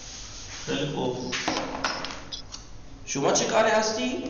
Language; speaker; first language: Persian; non-native, fluent; Urdu